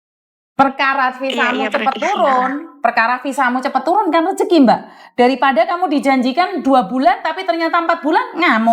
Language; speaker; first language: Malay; non-native, local second language; Javanese